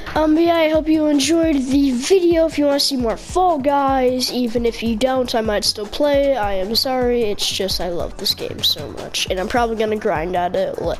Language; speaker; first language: English; native; English